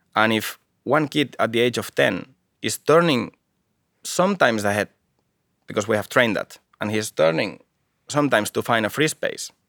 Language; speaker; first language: English; non-native, fluent; Spanish